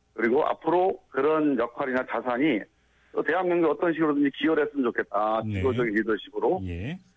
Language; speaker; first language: Korean; native; Korean